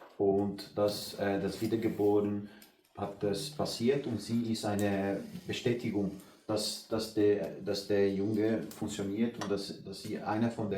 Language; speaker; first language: German; non-native, learner; Portuguese